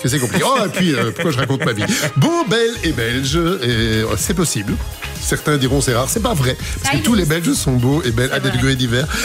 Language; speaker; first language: French; native; French